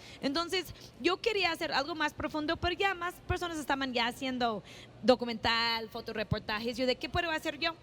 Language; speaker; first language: Spanish; non-native, fluent; English